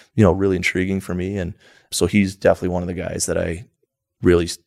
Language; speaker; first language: English; native; English